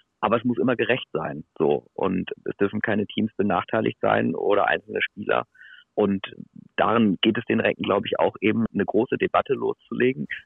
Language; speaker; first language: German; native; German